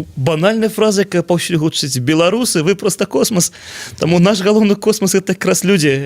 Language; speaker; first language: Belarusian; non-native, local second language; Russian